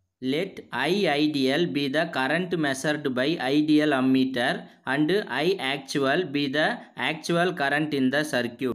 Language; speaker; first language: English; non-native, local second language; Tamil